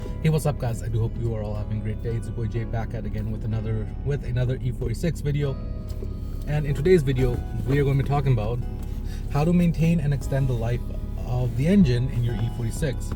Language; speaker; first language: English; native; English